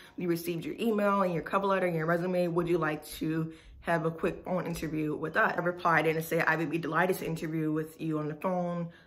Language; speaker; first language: English; native; English